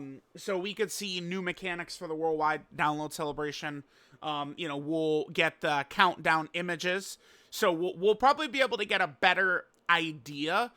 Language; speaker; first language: English; native; English